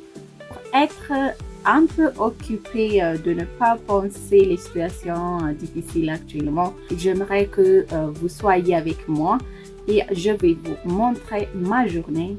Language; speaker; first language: French; non-native, fluent; Amharic